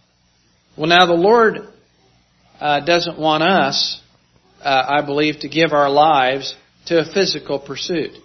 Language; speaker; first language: English; native; English